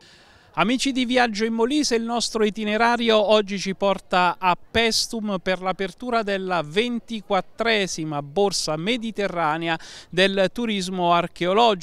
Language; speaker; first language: Italian; native; Italian